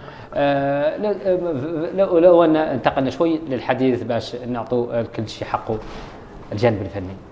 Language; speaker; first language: Arabic; native; Arabic